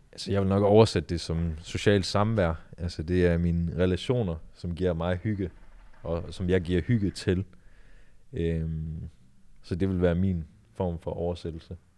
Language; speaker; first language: Danish; early bilingual, other home language; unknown